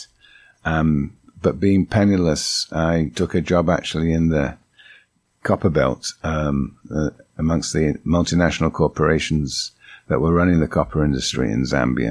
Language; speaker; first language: English; native; English